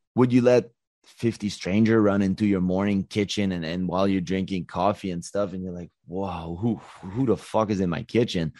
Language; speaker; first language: English; native; English